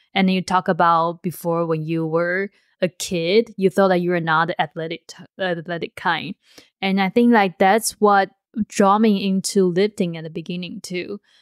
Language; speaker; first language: English; non-native, fluent; Chinese